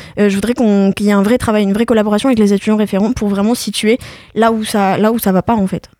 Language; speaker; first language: French; native; French